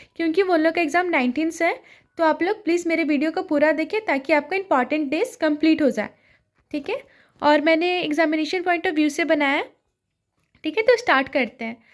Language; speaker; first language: Hindi; native; Hindi